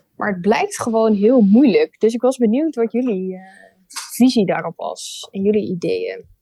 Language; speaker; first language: Dutch; native; Dutch